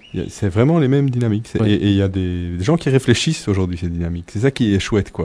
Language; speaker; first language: French; native; French